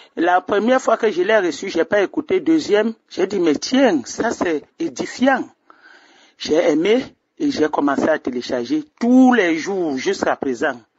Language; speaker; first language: French; non-native, local second language; Rundi